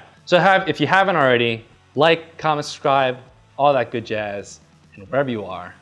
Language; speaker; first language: English; native; English